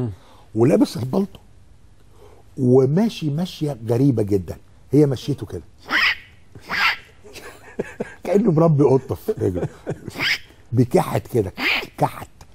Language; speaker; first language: Arabic; native; Arabic